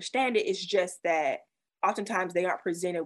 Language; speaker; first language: English; native; English